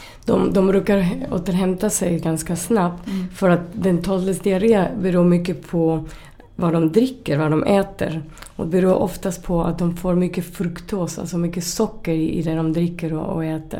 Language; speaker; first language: Swedish; non-native, fluent; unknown